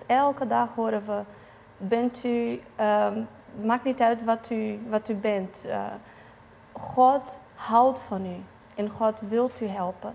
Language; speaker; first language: Dutch; non-native, fluent; Portuguese